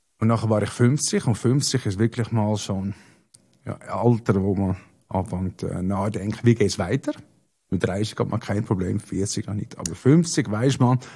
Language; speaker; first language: German; non-native, fluent; Dutch